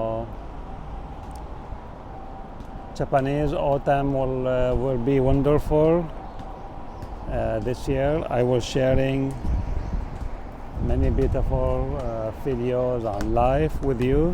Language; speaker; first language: English; non-native, learner; Arabic